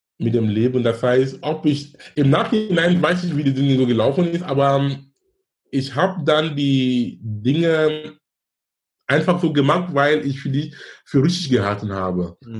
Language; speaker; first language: German; non-native, fluent; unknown